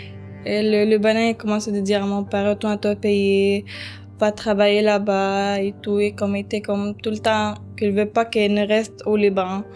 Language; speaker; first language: French; early bilingual, other home language; Arabic